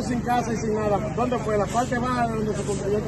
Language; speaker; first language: Spanish; native; Spanish